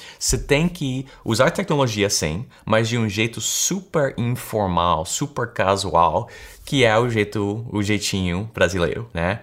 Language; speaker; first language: Portuguese; early bilingual, heritage; English